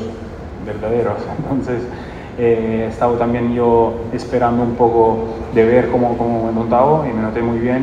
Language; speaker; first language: Spanish; non-native, fluent; Italian